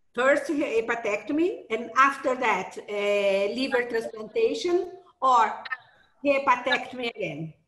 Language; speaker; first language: English; non-native, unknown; Portuguese